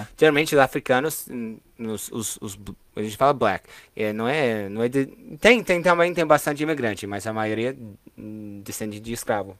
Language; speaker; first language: Portuguese; non-native, fluent; English